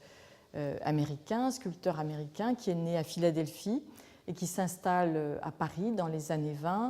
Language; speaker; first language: French; native; French